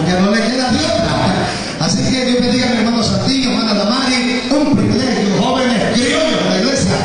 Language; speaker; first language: Spanish; native; Spanish